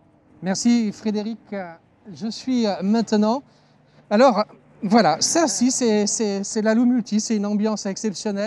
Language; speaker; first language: French; native; French